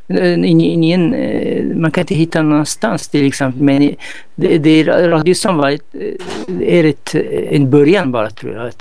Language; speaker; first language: Swedish; non-native, fluent; Arabic